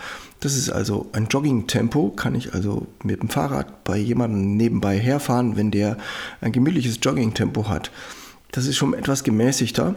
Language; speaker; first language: German; native; German